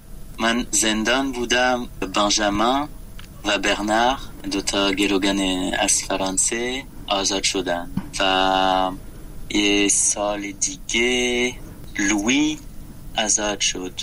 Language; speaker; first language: Persian; non-native, fluent; French